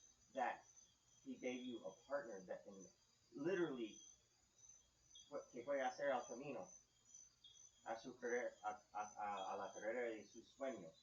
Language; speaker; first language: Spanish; non-native, fluent; English